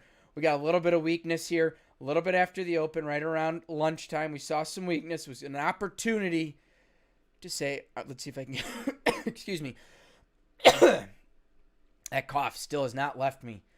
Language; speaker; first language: English; native; English